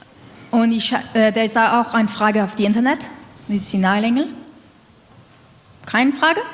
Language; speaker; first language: German; non-native, learner; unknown